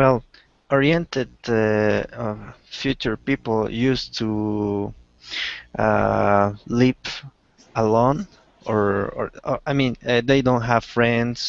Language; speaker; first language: English; non-native, learner; Spanish